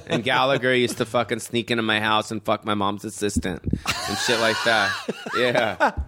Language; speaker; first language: English; native; English